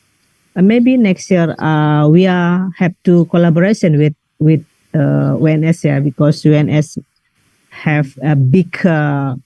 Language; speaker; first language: English; non-native, learner; Indonesian